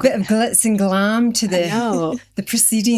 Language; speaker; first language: English; native; English